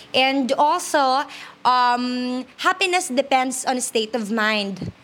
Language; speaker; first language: English; non-native, local second language; Hiligaynon